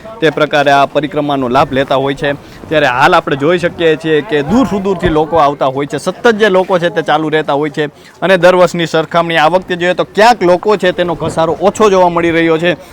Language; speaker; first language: Gujarati; native; Gujarati